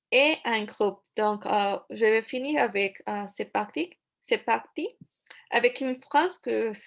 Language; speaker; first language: French; non-native, fluent; Spanish